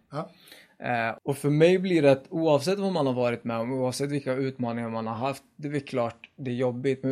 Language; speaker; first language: Swedish; early bilingual, other home language; Kurdish